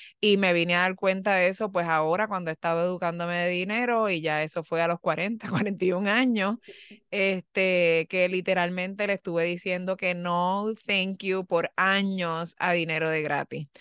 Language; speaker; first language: Spanish; early bilingual, heritage; Spanish